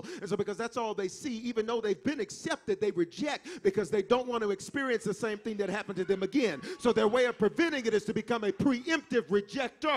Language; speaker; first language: English; native; English